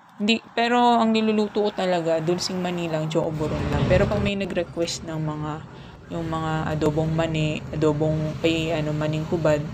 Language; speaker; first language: Filipino; native; Filipino